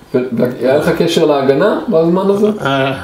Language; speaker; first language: Hebrew; native; Hebrew